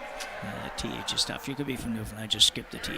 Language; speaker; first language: English; native; English